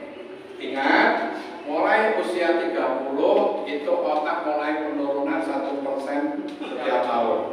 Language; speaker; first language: Indonesian; non-native, local second language; Javanese